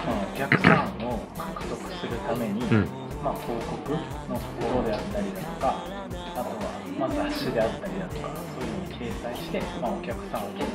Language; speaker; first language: Japanese; native; Japanese